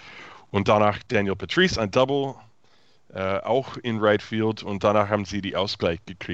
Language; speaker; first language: German; non-native, fluent; English